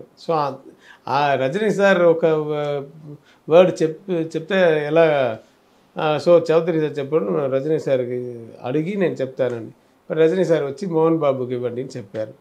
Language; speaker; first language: Telugu; non-native, learner; Tamil